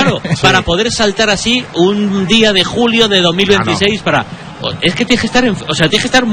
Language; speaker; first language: Spanish; native; Spanish